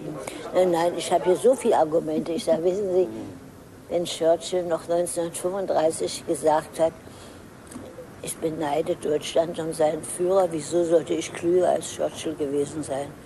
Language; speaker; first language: German; native; German